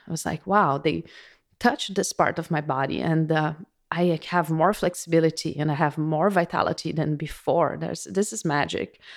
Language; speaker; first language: English; non-native, fluent; Portuguese